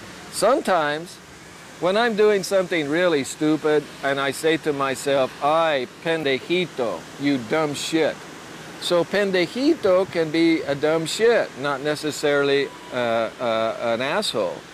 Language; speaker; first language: English; native; English